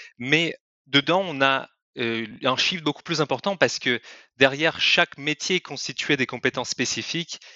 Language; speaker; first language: French; non-native, fluent; Russian